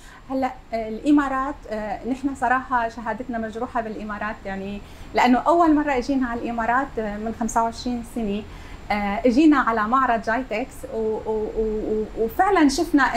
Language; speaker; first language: Arabic; native; Arabic